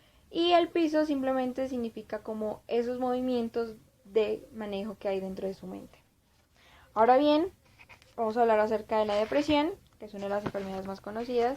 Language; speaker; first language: Spanish; native; Spanish